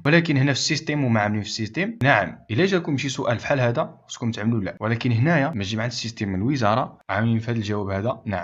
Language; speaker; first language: Arabic; native; Arabic